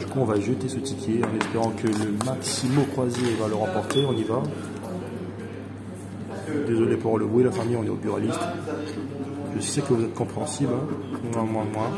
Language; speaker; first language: French; native; French